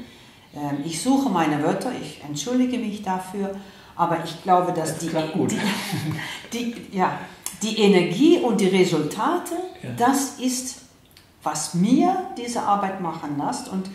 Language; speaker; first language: German; non-native, fluent; Dutch